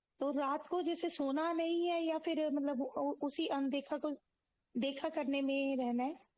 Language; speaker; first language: Hindi; native; Hindi